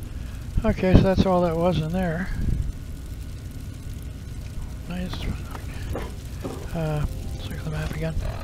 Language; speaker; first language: English; native; English